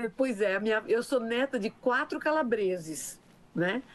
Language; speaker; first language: Portuguese; native; Portuguese